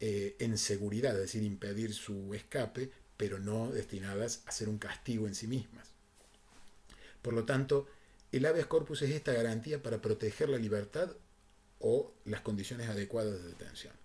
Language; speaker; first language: Spanish; native; Spanish